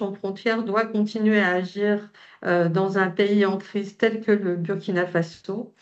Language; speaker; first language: French; native; French